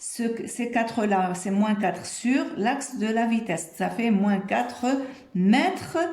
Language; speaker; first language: French; non-native, local second language; Arabic